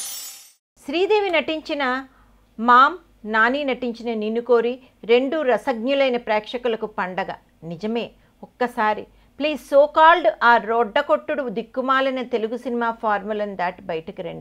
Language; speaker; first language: Telugu; native; Telugu